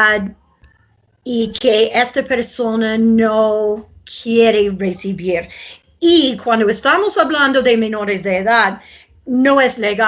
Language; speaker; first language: Spanish; non-native, fluent; English